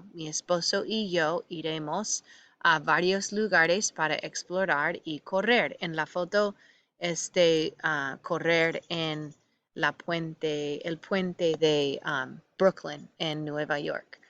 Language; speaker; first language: Spanish; non-native, fluent; English